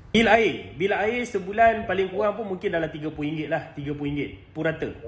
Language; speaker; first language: Malay; native; Malay